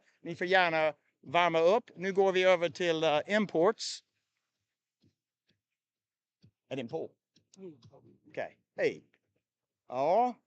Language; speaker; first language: Swedish; native; Swedish